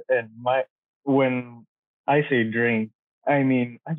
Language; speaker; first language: English; non-native, local second language; Cebuano